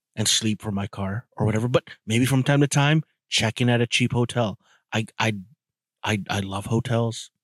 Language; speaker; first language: English; native; English